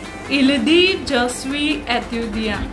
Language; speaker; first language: French; non-native, fluent; Hindi